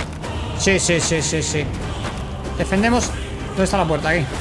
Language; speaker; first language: Spanish; native; Spanish